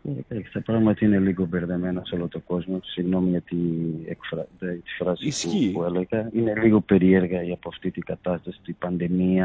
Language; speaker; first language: Greek; non-native, fluent; Portuguese